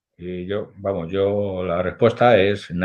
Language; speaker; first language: Spanish; native; Spanish